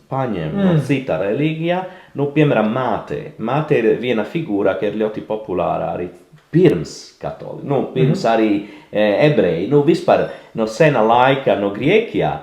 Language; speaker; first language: Latvian; non-native, learner; Italian